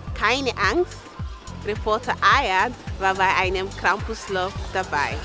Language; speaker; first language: German; non-native, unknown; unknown